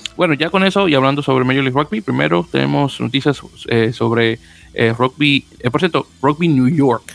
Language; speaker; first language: Spanish; native; Spanish